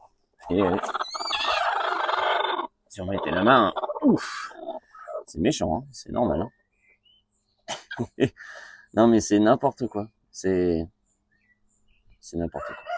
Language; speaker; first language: French; native; French